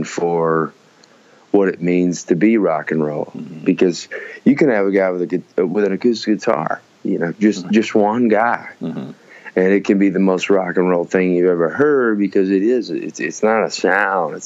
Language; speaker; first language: English; native; English